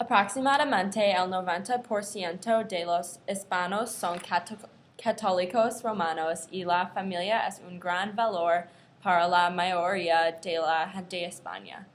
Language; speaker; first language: Spanish; non-native, learner; English